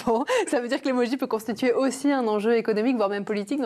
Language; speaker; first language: French; native; French